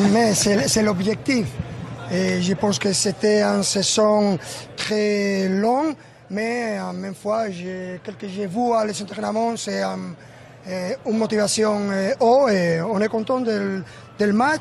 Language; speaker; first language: French; non-native, learner; Spanish